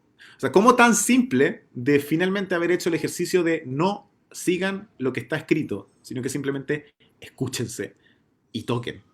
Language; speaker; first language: Spanish; native; Spanish